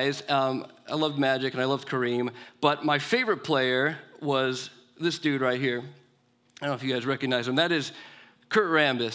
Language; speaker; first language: English; native; English